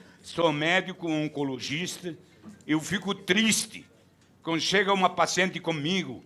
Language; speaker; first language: Portuguese; non-native, fluent; Arabic